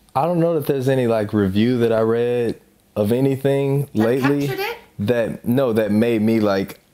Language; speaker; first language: English; native; English